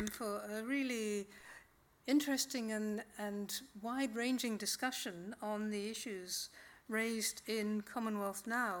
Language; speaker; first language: English; native; English